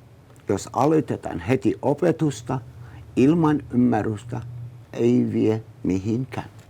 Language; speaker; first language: Finnish; non-native, learner; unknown